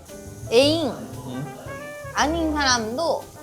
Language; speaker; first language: Korean; non-native, learner; Japanese